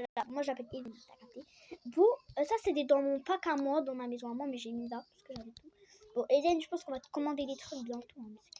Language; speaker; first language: French; native; French